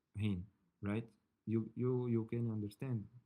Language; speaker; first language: English; non-native, learner; Portuguese